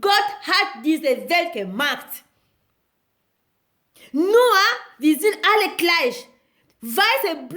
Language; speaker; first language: German; non-native, learner; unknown